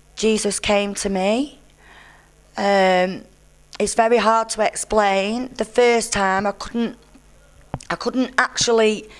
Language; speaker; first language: English; native; English